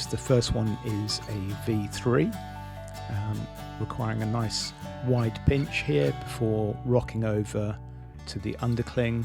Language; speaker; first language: English; native; English